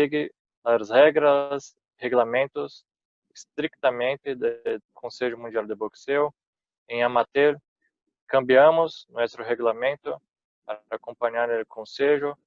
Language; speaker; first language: Spanish; non-native, fluent; Portuguese